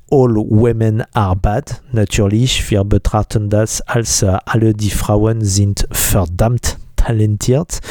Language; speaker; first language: German; non-native, fluent; French